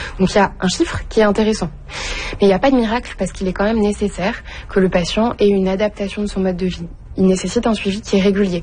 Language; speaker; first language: French; native; French